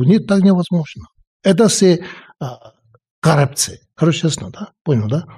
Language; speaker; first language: Russian; non-native, learner; Tibetan